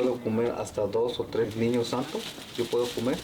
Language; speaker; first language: Spanish; native; Spanish